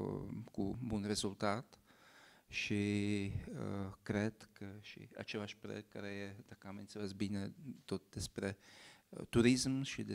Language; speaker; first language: Romanian; non-native, fluent; Czech